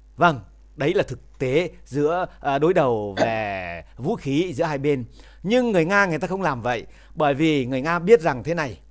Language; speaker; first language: Vietnamese; native; Vietnamese